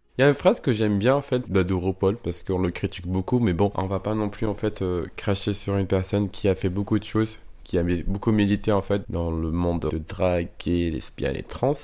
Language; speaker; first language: French; non-native, local second language; Arabic